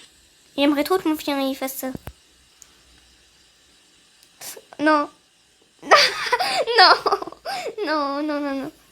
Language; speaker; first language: French; native; French